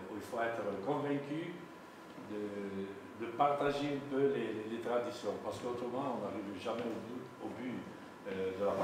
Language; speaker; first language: French; non-native, local second language; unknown